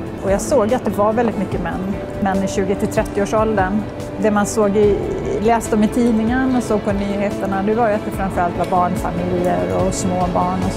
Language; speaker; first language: Swedish; native; Swedish